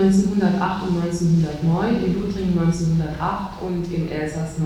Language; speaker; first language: German; native; German